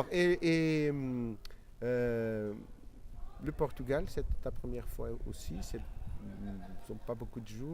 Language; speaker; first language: French; non-native, learner; Portuguese